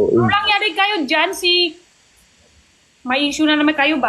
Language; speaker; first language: Filipino; non-native, learner; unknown